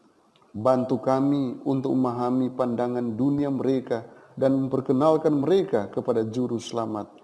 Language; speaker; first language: Indonesian; native; Indonesian